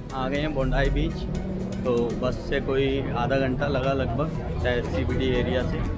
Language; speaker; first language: Hindi; native; Hindi